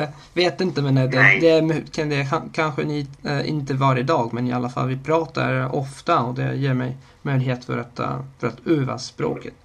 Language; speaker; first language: Swedish; non-native, fluent; Italian